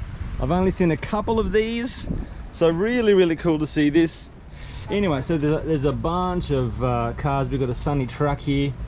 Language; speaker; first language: English; native; English